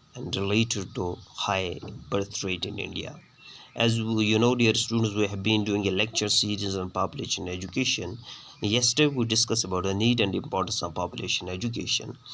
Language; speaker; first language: English; non-native, local second language; Urdu